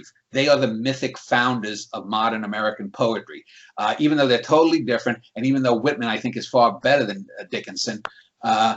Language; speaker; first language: English; native; English